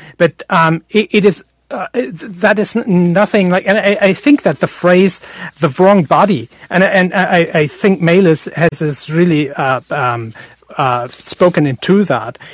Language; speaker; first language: English; non-native, fluent; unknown